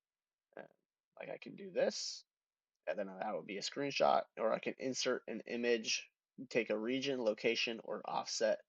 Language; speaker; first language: English; native; English